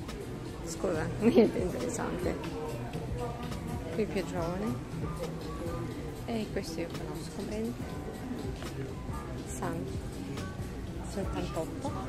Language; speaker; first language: Italian; non-native, learner; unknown